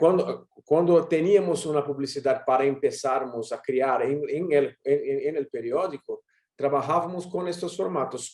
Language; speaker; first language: Spanish; non-native, learner; Portuguese